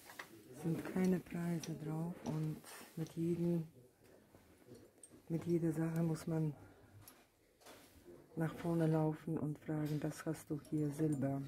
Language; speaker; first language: German; non-native, fluent; Russian